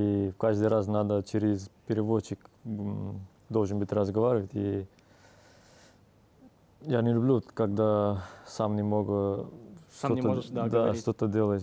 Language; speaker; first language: Russian; non-native, learner; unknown